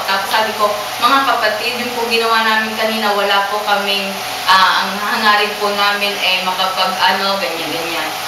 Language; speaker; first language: Filipino; native; Filipino